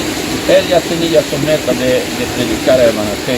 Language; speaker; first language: Spanish; non-native, fluent; Swedish